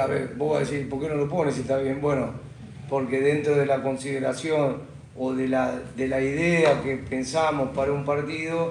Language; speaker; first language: Spanish; native; Spanish